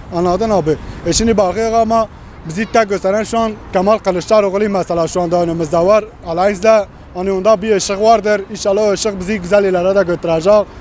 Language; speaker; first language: Turkish; non-native, local second language; Kurdish